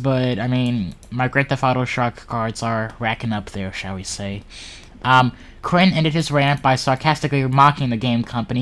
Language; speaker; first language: English; native; English